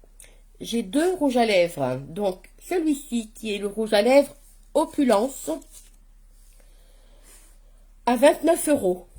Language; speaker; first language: French; native; French